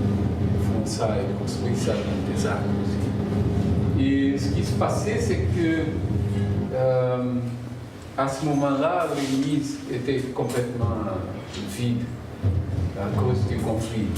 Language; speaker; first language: French; non-native, fluent; Portuguese